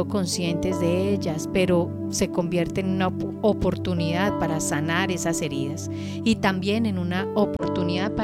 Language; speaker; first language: Spanish; native; Spanish